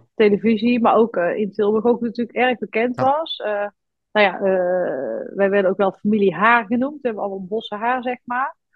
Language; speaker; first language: Dutch; native; Dutch